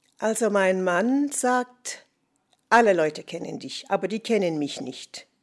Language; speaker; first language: German; non-native, fluent; English